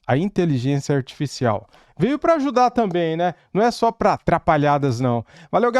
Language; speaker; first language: Portuguese; native; Portuguese